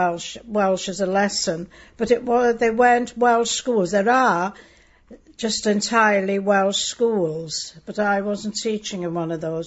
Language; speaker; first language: English; non-native, local second language; Welsh